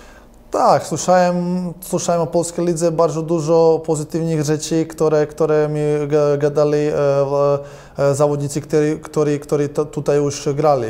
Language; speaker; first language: Polish; non-native, learner; Croatian